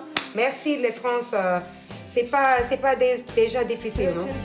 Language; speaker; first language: French; non-native, learner; English